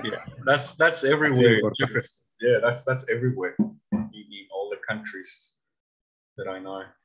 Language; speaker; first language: English; non-native, learner; Spanish